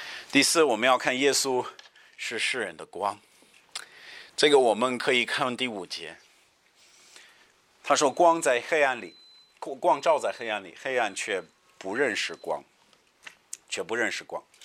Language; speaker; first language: Chinese; non-native, fluent; English